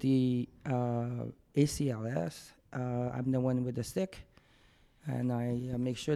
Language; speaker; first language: English; non-native, fluent; French